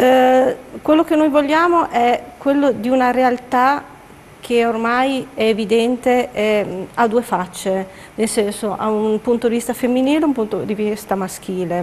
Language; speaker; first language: Italian; native; Italian